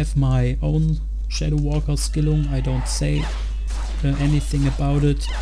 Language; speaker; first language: English; non-native, learner; German